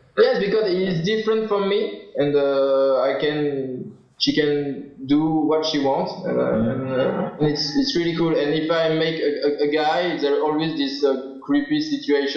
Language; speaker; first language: English; non-native, learner; French